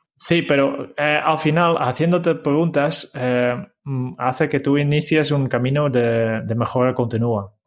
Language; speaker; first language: Spanish; non-native, fluent; Dutch